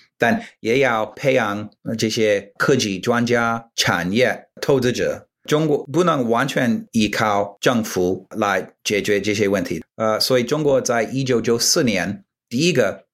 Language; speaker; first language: Chinese; non-native, fluent; English